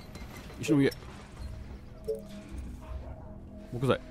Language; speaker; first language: Japanese; native; Japanese